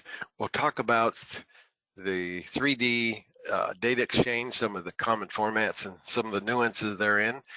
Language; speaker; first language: English; native; English